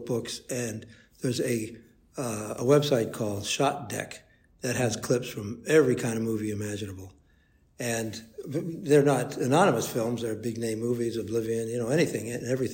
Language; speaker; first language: English; native; English